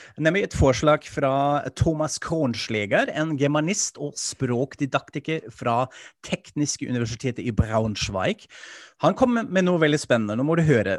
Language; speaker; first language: Norwegian; non-native, fluent; German